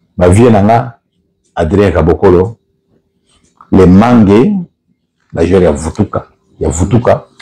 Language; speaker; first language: Lingala; non-native, local second language; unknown